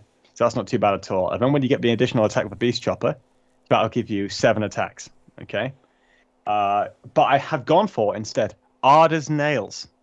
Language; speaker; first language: English; native; English